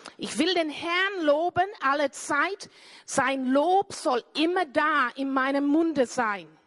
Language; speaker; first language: German; non-native, fluent; English